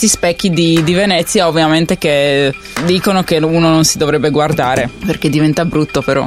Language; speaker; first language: Italian; non-native, fluent; Slovak